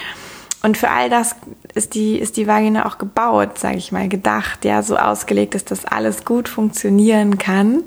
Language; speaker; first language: German; native; German